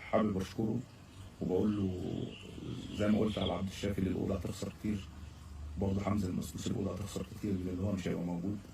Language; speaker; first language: Arabic; native; Arabic